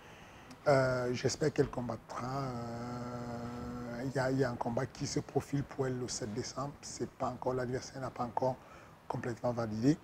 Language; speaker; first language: French; native; French